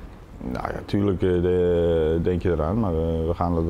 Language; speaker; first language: Dutch; native; Dutch